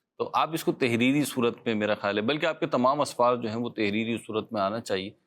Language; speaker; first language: Urdu; native; Urdu